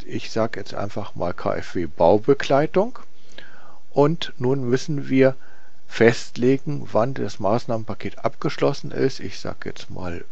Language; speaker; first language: German; native; German